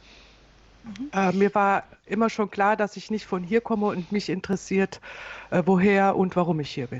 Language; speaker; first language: German; native; German